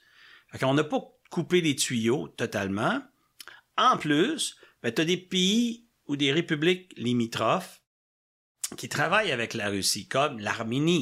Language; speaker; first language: French; native; French